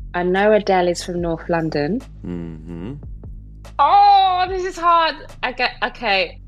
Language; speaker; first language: English; native; English